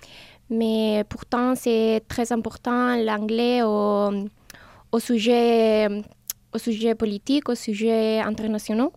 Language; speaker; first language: French; non-native, fluent; Spanish